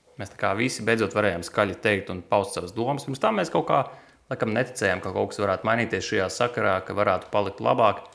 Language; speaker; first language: Latvian; native; Latvian